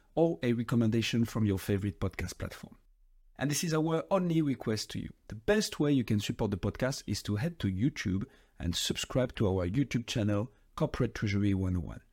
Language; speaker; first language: English; non-native, fluent; French